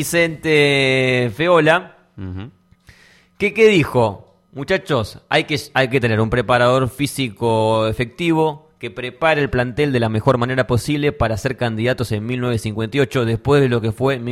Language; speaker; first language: Spanish; native; Spanish